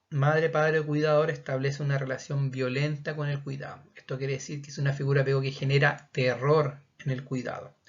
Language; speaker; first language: Spanish; native; Spanish